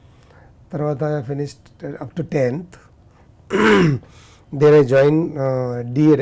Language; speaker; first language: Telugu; non-native, learner; Marathi